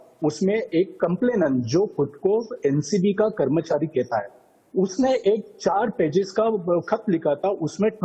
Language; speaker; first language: Hindi; native; Hindi